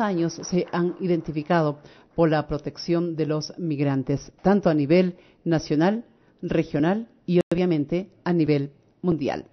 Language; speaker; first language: Spanish; native; Spanish